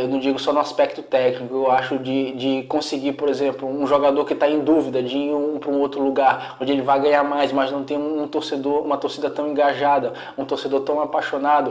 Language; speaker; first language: Portuguese; native; Portuguese